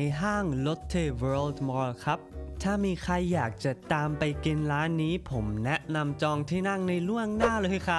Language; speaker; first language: Thai; non-native, fluent; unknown